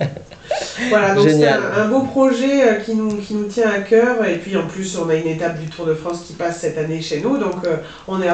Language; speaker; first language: French; native; French